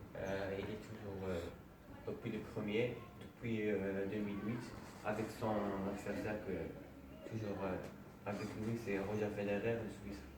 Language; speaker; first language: French; non-native, fluent; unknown